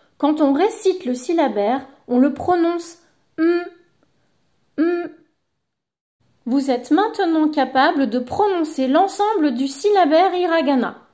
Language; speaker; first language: French; native; French